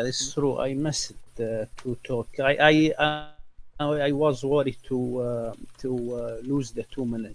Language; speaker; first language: English; non-native, learner; Arabic